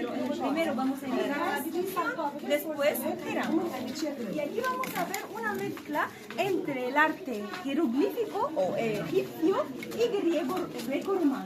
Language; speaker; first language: Spanish; non-native, fluent; Arabic